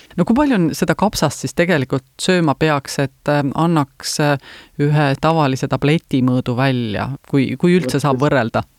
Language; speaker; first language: Estonian; native; Estonian